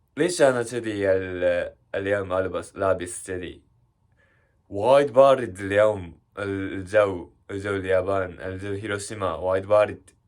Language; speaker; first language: Arabic; non-native, learner; Japanese